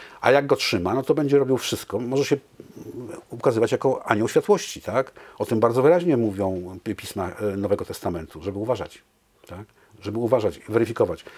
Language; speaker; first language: Polish; native; Polish